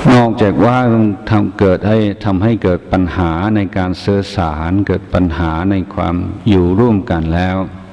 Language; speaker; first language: Thai; non-native, fluent; English